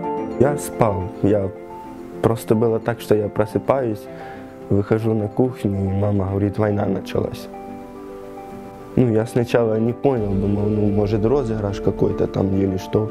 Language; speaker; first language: Russian; native; Russian